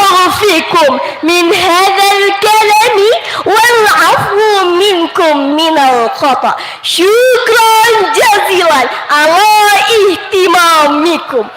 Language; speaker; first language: Arabic; non-native, learner; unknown